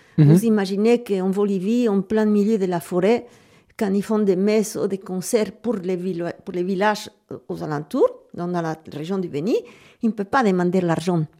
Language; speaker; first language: French; non-native, fluent; Spanish